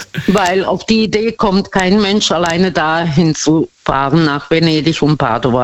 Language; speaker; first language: German; non-native, fluent; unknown